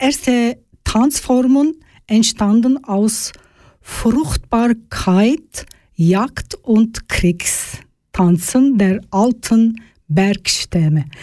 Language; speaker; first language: German; non-native, learner; Georgian